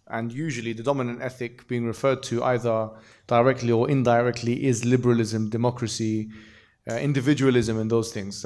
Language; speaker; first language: English; native; English